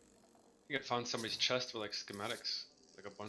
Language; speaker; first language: English; native; English